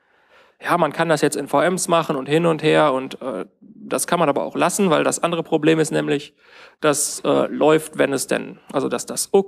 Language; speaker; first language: German; native; German